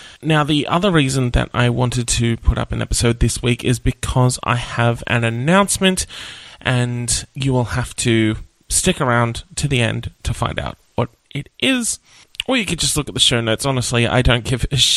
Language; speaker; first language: English; native; English